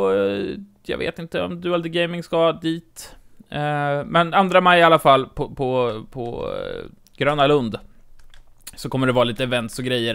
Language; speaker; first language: Swedish; native; Swedish